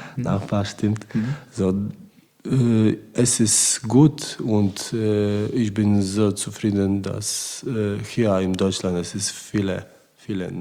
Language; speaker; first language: German; non-native, learner; Polish